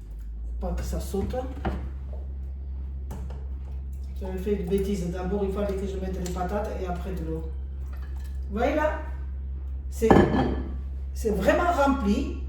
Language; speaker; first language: French; non-native, fluent; Armenian